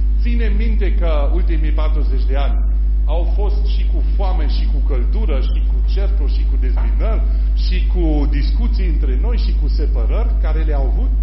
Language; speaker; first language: Romanian; non-native, fluent; German